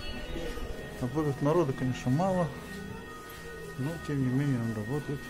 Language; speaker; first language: Russian; native; Russian